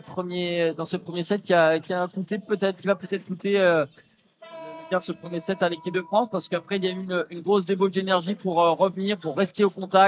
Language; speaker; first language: French; native; French